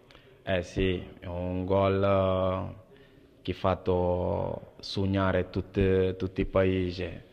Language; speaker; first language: Italian; non-native, learner; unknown